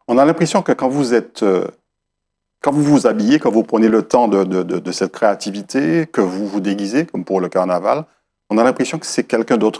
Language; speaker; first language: French; native; French